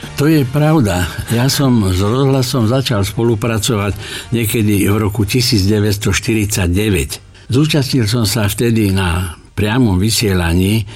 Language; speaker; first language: Slovak; native; Slovak